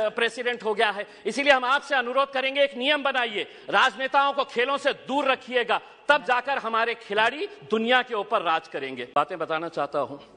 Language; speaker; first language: Hindi; non-native, local second language; Urdu